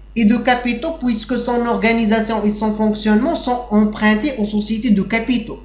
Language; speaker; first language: French; non-native, local second language; Arabic